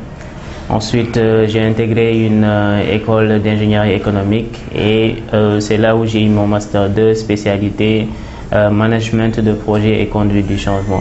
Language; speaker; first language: French; non-native, local second language; Wolof